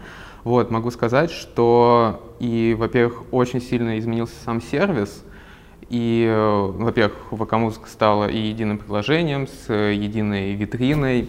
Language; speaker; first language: Russian; native; Russian